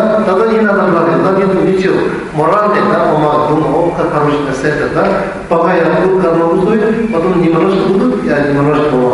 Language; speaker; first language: Russian; non-native, learner; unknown